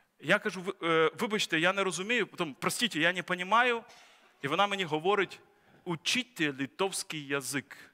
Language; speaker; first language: Ukrainian; native; Ukrainian